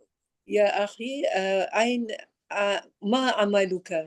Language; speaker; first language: Arabic; non-native, learner; Malay